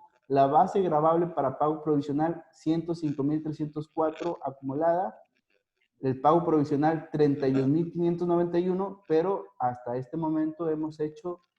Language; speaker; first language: Spanish; native; Spanish